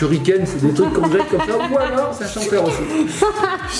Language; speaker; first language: French; native; French